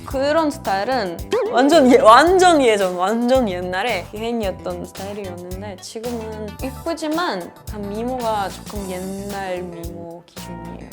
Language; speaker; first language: Korean; non-native, fluent; Russian